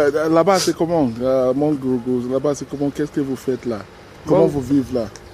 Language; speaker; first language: French; non-native, learner; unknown